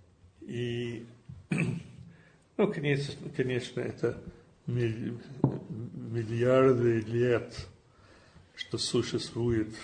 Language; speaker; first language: Russian; non-native, fluent; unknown